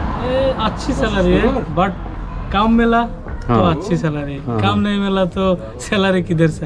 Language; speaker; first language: Hindi; non-native, learner; Bangla